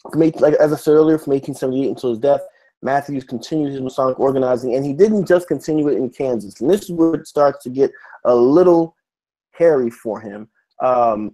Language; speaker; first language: English; native; English